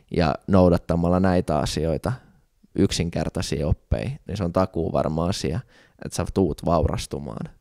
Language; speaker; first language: Finnish; native; Finnish